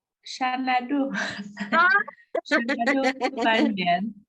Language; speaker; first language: Chinese; non-native, learner; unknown